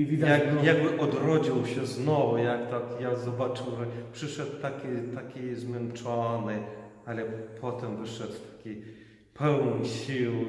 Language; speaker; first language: Polish; non-native, local second language; Lithuanian